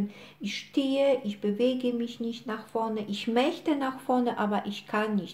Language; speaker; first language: German; non-native, fluent; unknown